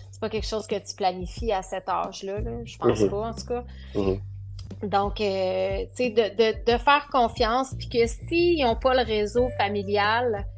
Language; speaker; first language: French; native; French